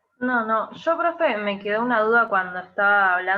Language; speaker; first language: Spanish; native; Spanish